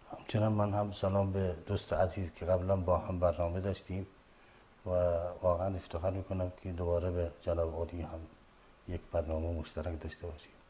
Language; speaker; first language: Persian; non-native, fluent; Arabic